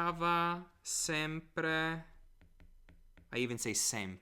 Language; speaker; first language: Italian; non-native, fluent; English